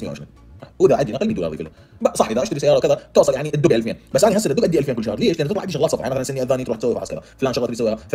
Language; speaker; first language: Arabic; native; Arabic